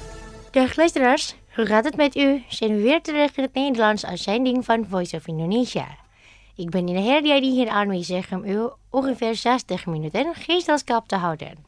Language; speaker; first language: Dutch; non-native, fluent; Indonesian